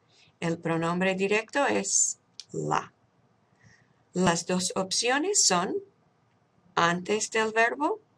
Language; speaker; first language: Spanish; non-native, fluent; English